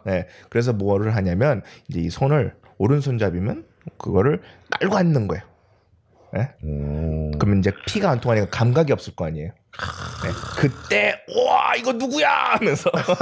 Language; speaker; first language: Korean; early bilingual, heritage; Korean